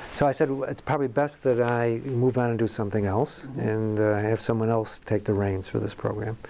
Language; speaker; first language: English; native; English